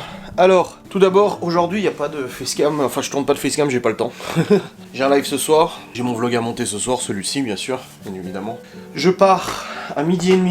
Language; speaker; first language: French; native; French